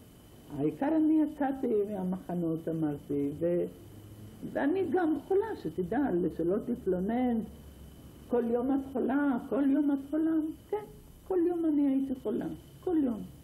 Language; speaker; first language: Hebrew; non-native, fluent; Ladino